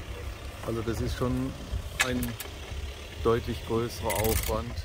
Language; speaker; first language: German; native; German